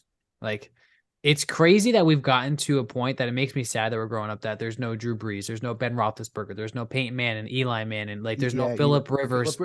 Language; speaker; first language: English; native; English